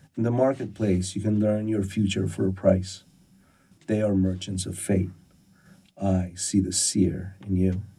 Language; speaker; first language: English; early bilingual, other home language; Persian